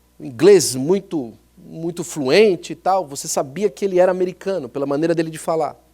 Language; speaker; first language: Portuguese; native; Portuguese